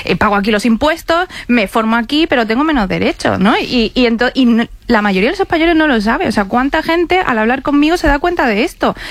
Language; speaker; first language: Spanish; early bilingual, other home language; Chinese